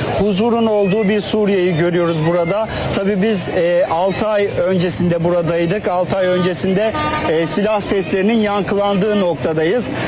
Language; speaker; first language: Turkish; native; Turkish